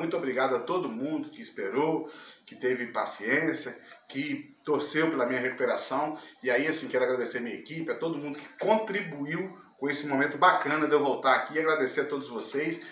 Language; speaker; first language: Portuguese; native; Portuguese